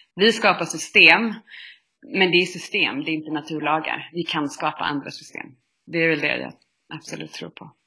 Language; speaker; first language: Swedish; native; Swedish